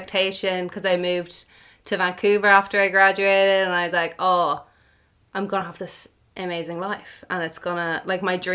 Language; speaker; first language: English; non-native, local second language; Irish